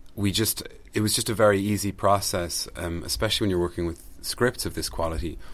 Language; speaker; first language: English; native; English